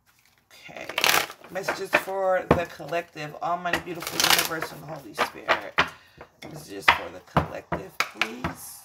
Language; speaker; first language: English; native; English